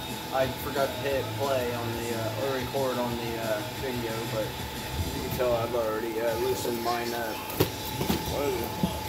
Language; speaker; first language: English; native; English